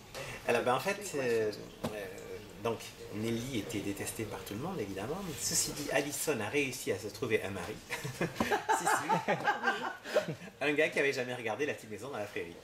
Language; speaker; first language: French; native; French